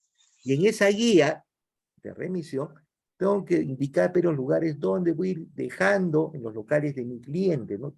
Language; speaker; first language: Spanish; native; Spanish